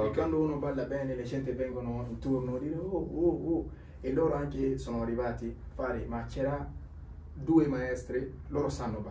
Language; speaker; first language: Italian; non-native, learner; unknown